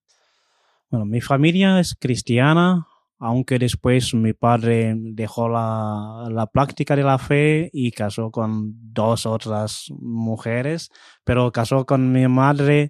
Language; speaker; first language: Spanish; non-native, fluent; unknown